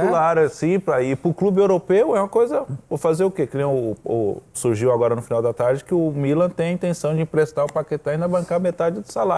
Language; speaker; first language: Portuguese; native; Portuguese